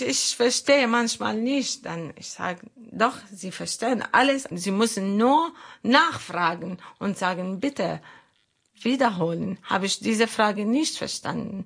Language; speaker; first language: German; non-native, fluent; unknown